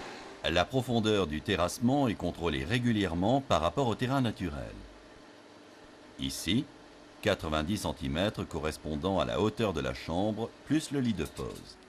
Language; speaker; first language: French; native; French